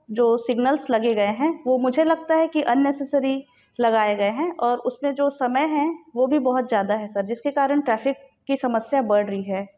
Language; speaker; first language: Hindi; native; Hindi